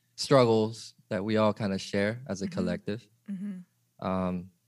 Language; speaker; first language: English; early bilingual, other home language; Korean